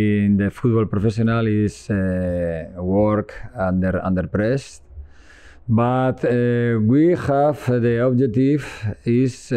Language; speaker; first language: English; non-native, learner; Spanish